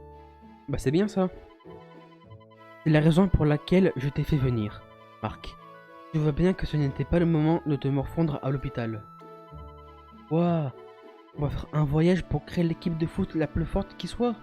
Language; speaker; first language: French; native; French